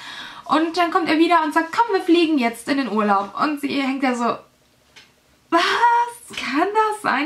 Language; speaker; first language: German; native; German